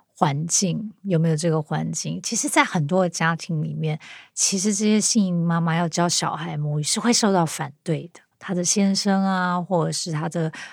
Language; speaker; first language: Chinese; native; Chinese